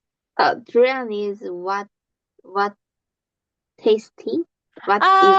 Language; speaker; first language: English; non-native, learner; Korean